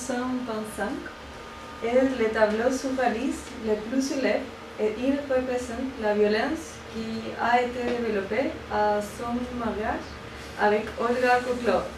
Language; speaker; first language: French; non-native, learner; Spanish